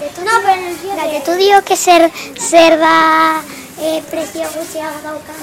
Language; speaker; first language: Spanish; early bilingual, other home language; Arabic